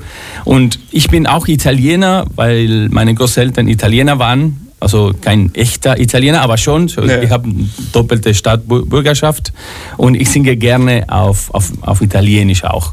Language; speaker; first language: German; non-native, fluent; Spanish